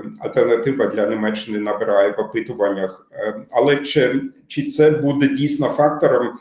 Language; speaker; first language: Ukrainian; non-native, fluent; German